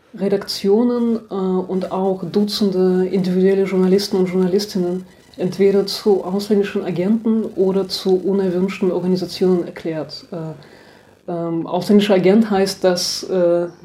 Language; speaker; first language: German; non-native, fluent; Russian